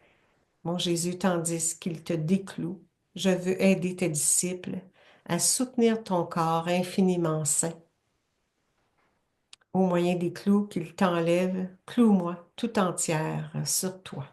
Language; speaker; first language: French; native; French